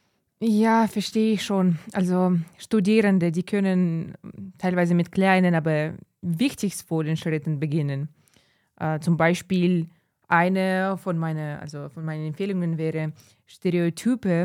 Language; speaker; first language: German; non-native, fluent; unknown